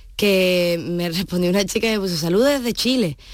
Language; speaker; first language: Spanish; native; Spanish